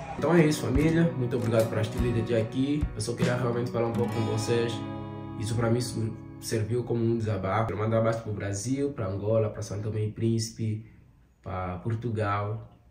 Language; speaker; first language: Portuguese; native; Portuguese